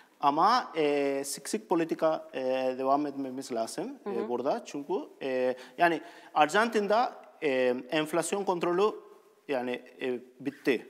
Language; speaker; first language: Turkish; non-native, learner; Spanish